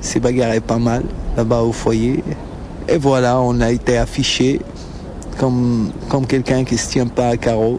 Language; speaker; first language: French; non-native, local second language; Arabic